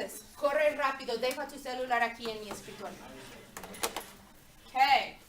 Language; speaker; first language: Spanish; non-native, learner; English